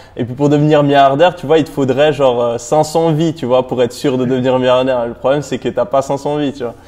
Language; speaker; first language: French; native; French